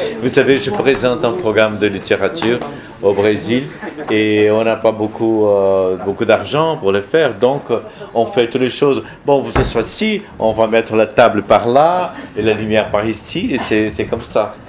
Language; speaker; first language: French; non-native, learner; Portuguese